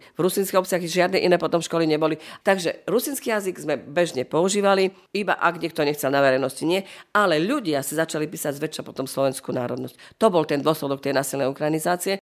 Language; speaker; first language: Slovak; non-native, local second language; Rusyn